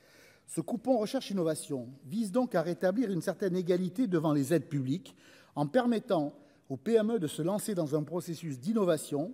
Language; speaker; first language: French; native; French